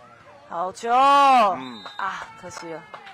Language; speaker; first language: Chinese; native; Chinese